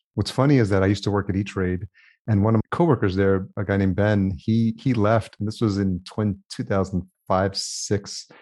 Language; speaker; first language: English; native; English